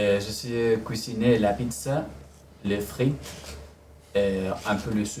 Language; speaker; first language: French; non-native, learner; Spanish